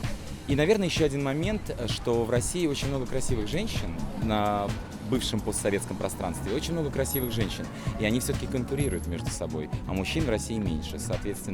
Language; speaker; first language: Russian; native; Russian